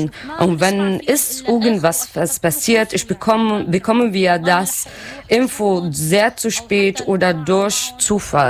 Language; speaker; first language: German; non-native, learner; Arabic